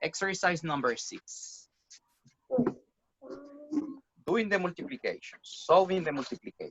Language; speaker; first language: English; non-native, fluent; Spanish